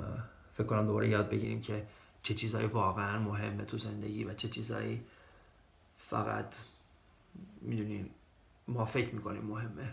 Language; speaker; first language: Persian; early bilingual, heritage; Persian